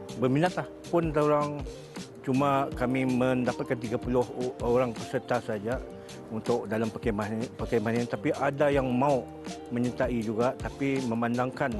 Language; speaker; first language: Malay; native; Malay